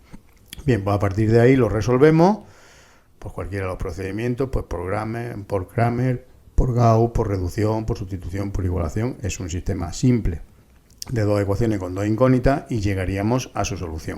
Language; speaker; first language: Spanish; native; Spanish